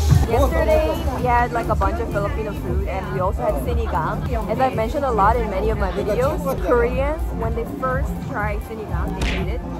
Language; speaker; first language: English; non-native, local second language; Korean